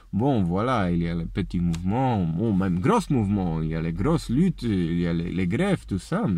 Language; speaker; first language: French; non-native, learner; Polish